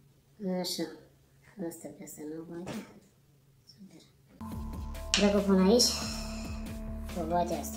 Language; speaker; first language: Romanian; non-native, learner; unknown